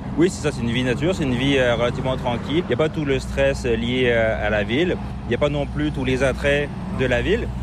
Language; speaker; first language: French; native; French